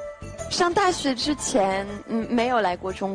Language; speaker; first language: Chinese; non-native, fluent; French